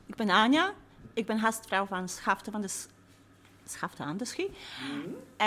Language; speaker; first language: Dutch; non-native, fluent; Polish